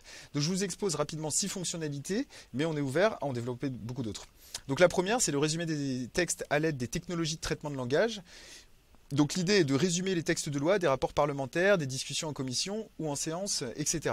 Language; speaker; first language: French; native; French